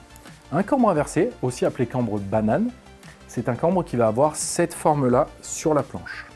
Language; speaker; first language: French; native; French